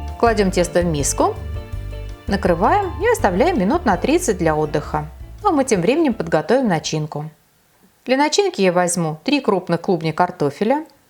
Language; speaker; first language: Russian; native; Russian